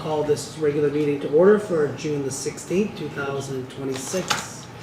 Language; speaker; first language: English; native; English